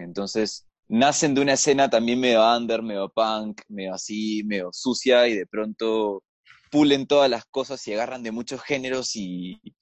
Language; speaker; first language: Spanish; native; Spanish